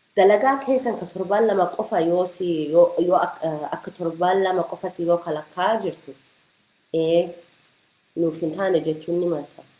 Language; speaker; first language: Oromo; early bilingual, heritage; Oromo